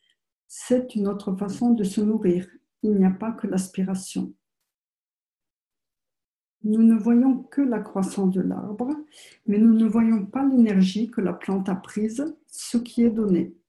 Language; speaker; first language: French; native; French